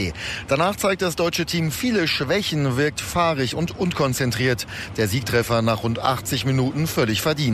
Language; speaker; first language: German; native; German